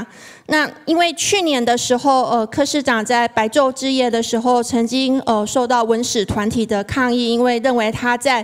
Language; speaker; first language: Chinese; native; Chinese